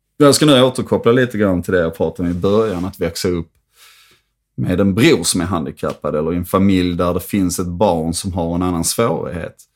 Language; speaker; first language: Swedish; native; Swedish